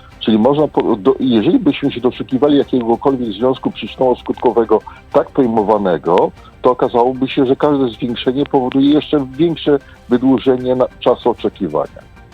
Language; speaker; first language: Polish; native; Polish